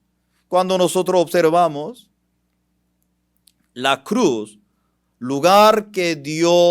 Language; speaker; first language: Spanish; non-native, fluent; Korean